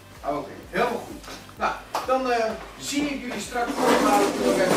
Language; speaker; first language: Dutch; native; Dutch